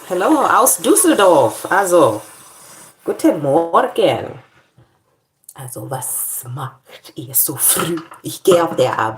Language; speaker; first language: German; non-native, learner; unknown